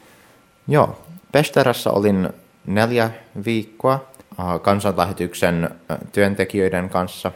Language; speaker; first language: Finnish; early bilingual, heritage; Finnish